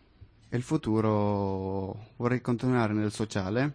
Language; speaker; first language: Italian; non-native, fluent; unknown